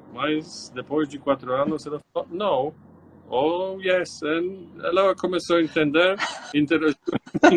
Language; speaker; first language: Portuguese; non-native, learner; Polish